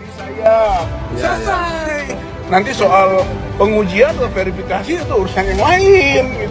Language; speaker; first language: Indonesian; native; Indonesian